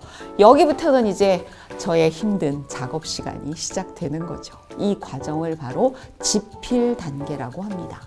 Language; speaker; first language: Korean; native; Korean